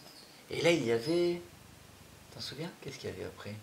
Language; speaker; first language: French; native; French